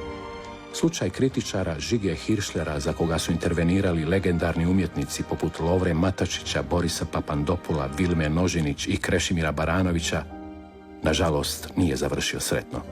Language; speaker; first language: Croatian; native; Croatian